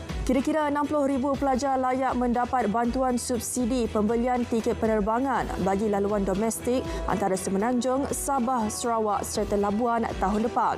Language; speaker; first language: Malay; native; Malay